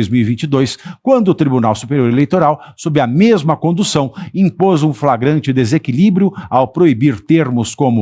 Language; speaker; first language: Portuguese; native; Portuguese